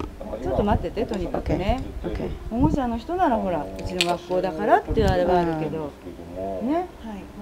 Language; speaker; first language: Japanese; native; Japanese